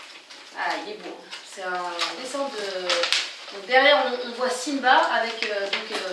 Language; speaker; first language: French; native; French